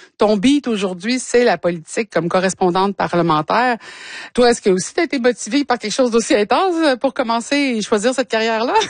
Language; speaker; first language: French; native; French